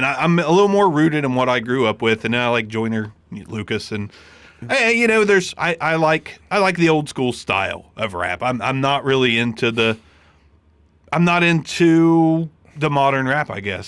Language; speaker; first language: English; native; English